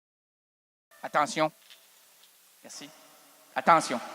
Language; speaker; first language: French; native; French